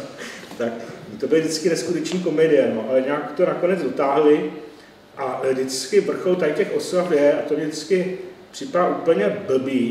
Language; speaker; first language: Czech; native; Czech